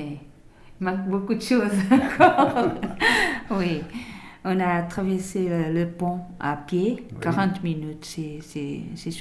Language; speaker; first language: French; non-native, learner; Portuguese